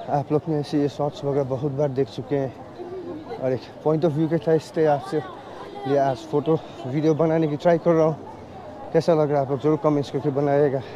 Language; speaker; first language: Hindi; non-native, local second language; Nepali